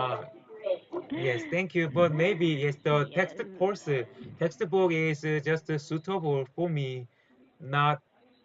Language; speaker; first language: English; non-native, learner; Korean